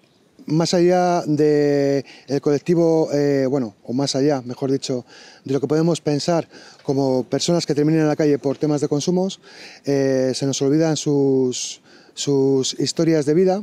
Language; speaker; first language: Spanish; native; Spanish